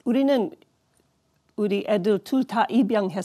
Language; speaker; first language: Korean; non-native, learner; English